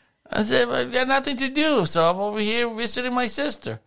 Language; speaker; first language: English; non-native, fluent; Spanish